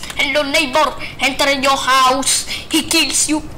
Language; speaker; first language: English; non-native, learner; Italian